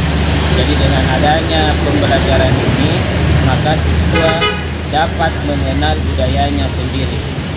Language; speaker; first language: Indonesian; native; Indonesian